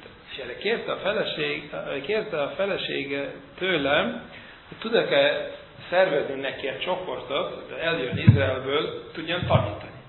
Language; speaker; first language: Hungarian; non-native, fluent; English